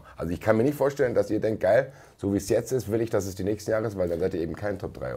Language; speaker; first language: German; native; German